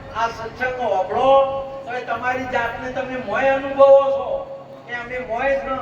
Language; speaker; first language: Gujarati; non-native, local second language; Marwari